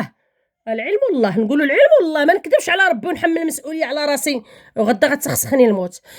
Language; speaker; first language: Arabic; native; Arabic